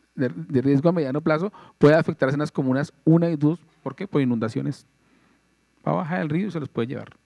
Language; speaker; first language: Spanish; native; Spanish